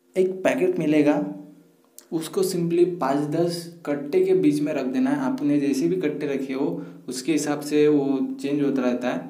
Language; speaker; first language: Hindi; non-native, local second language; Marathi